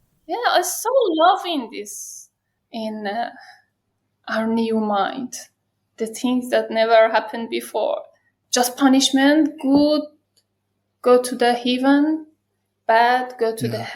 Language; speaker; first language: English; non-native, learner; Persian